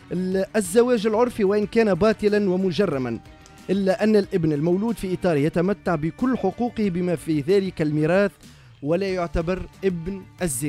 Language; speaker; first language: Arabic; native; Arabic